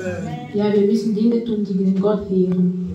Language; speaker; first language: German; non-native, fluent; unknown